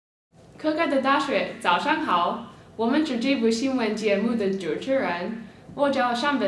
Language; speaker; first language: Chinese; non-native, learner; English